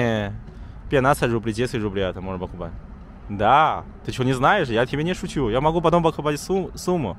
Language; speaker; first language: Russian; non-native, learner; Chinese